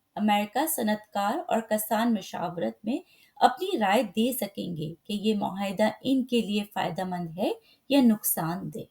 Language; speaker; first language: Urdu; native; Urdu